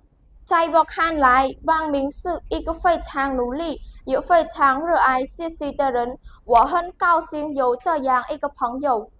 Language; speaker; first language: Chinese; non-native, learner; Khmer